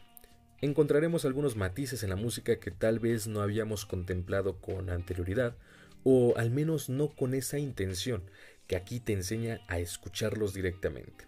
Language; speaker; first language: Spanish; native; Spanish